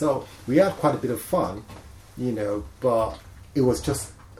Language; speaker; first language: English; non-native, local second language; Yoruba